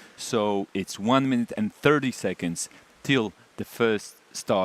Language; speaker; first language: English; non-native, fluent; Polish